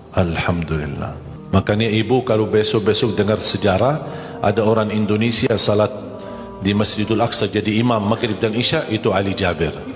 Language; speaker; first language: Malay; non-native, fluent; Arabic